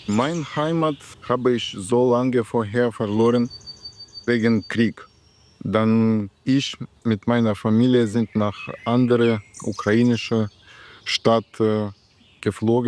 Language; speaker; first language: German; non-native, learner; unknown